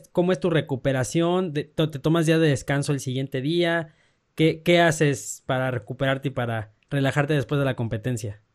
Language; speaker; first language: Spanish; native; Spanish